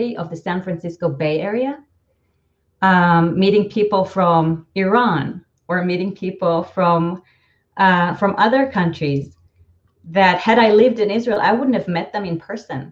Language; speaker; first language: English; non-native, fluent; Hebrew